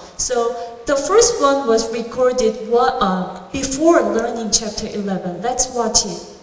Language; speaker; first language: English; non-native, fluent; Korean